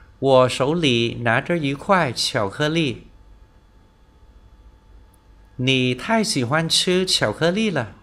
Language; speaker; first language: Chinese; non-native, fluent; Vietnamese